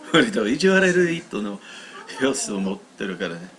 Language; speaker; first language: Japanese; non-native, fluent; English